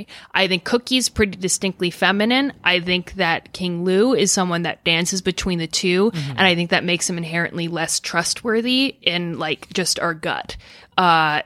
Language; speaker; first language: English; native; English